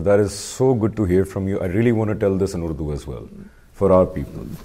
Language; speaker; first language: English; non-native, local second language; Urdu